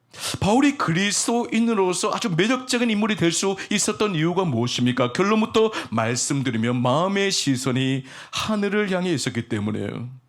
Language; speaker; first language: Korean; native; Korean